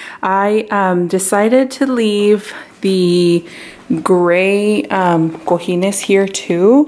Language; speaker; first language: English; early bilingual, other home language; Spanish